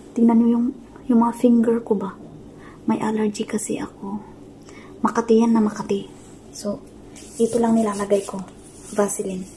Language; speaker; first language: Filipino; non-native, local second language; Cebuano